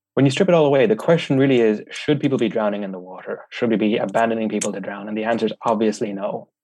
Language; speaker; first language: English; native; English